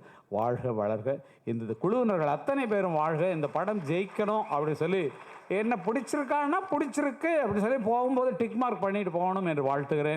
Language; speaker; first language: Tamil; native; Tamil